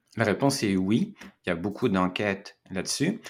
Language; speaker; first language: French; native; French